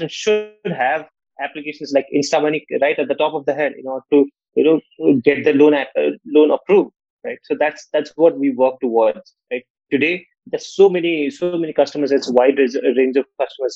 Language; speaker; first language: English; non-native, local second language; Nepali